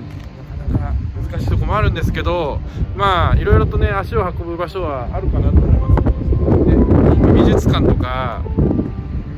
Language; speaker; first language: Japanese; native; Japanese